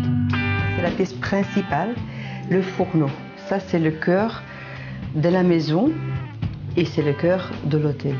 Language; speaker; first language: French; non-native, local second language; Dutch